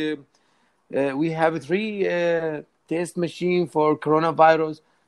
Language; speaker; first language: English; non-native, learner; Arabic